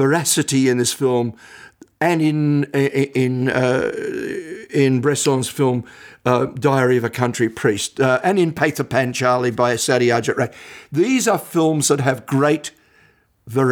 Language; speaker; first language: English; native; English